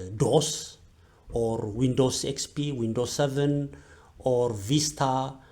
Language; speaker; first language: English; non-native, local second language; Amharic